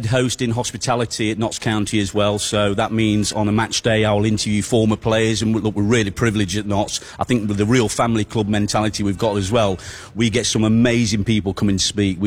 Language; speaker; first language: English; native; English